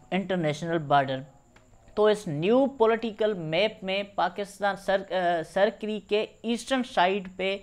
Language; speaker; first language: Urdu; non-native, local second language; Sindhi